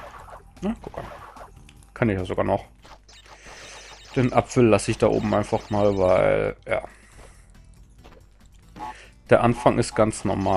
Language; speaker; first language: German; native; German